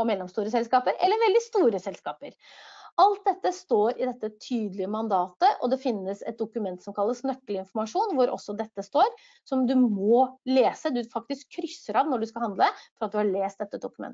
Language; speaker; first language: Norwegian; native; Norwegian